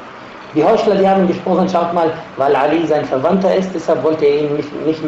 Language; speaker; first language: German; non-native, fluent; Arabic